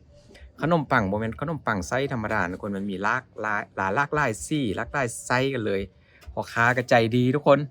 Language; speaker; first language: Thai; non-native, local second language; Northeastern Thai